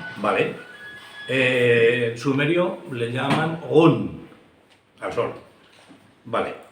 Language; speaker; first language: Spanish; native; Spanish